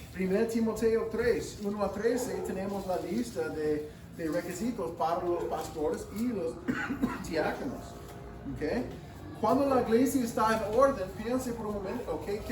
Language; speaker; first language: Spanish; non-native, fluent; English